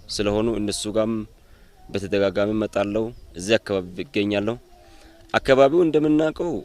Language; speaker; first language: Amharic; non-native, local second language; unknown